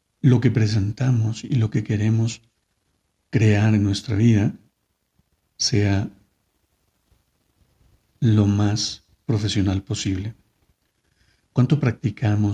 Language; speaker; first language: Spanish; native; Spanish